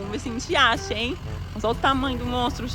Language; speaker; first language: Portuguese; native; Portuguese